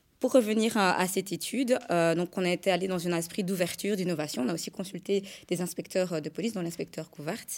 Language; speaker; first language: French; native; French